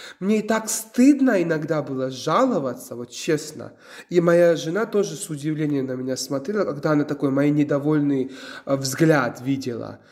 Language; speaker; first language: Russian; non-native, local second language; Georgian